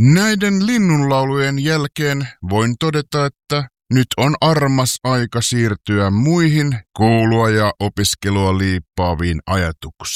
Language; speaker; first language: Finnish; native; Finnish